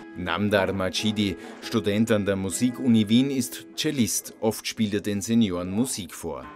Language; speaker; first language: German; native; German